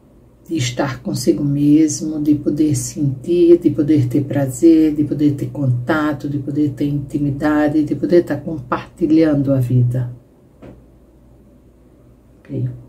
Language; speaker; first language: Portuguese; native; Portuguese